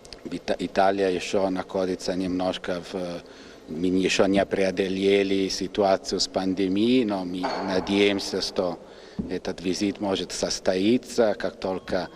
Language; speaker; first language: Russian; non-native, fluent; Italian